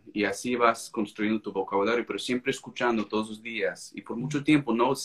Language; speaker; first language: Spanish; non-native, fluent; English